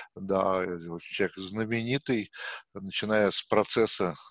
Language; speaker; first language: Russian; native; Russian